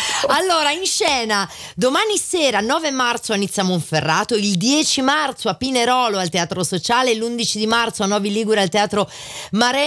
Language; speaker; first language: Italian; native; Italian